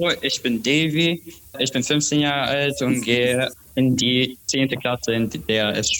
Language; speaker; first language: German; non-native, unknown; Albanian